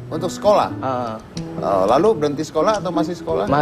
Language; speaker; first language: Indonesian; native; Indonesian